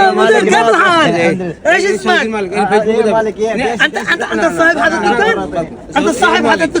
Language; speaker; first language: Arabic; non-native, learner; Bangla